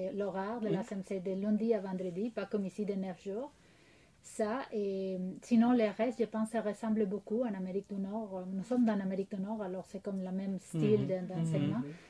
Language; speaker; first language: French; non-native, fluent; Spanish